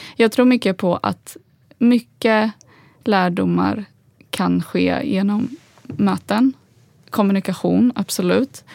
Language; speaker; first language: Swedish; early bilingual, other home language; Arabic